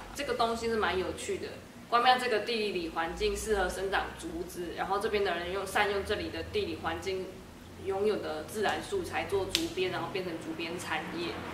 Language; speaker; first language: Chinese; native; Chinese